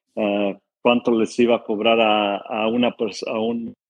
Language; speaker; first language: Spanish; early bilingual, heritage; Spanish